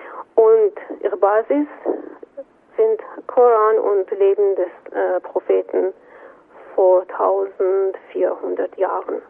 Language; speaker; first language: German; non-native, fluent; Persian